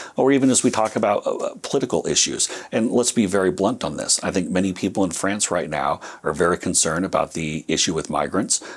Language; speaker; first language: English; native; English